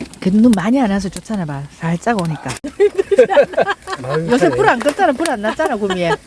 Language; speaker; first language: Korean; native; Korean